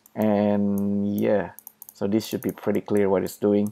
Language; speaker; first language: English; non-native, fluent; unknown